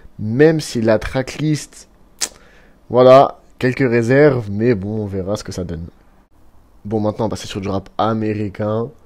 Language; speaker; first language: French; native; French